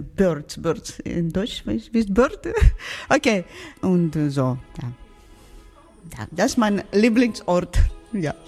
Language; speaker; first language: German; non-native, learner; Ukrainian